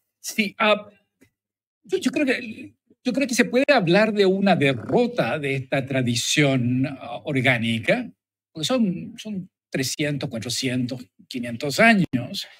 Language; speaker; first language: Spanish; native; Spanish